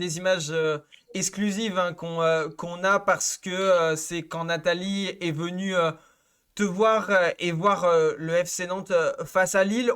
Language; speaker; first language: French; native; French